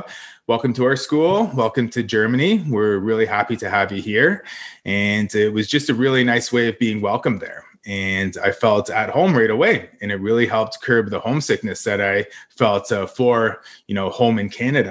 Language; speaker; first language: English; native; English